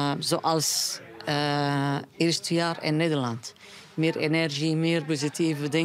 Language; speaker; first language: Dutch; non-native, learner; Arabic